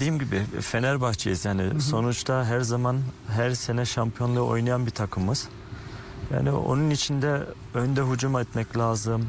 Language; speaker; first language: Turkish; early bilingual, heritage; Turkish